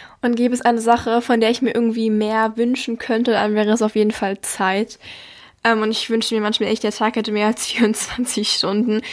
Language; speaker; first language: German; native; German